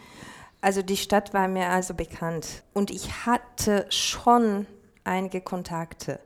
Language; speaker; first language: German; non-native, fluent; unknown